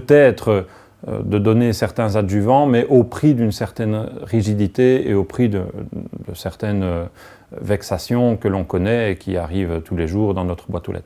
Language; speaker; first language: French; native; French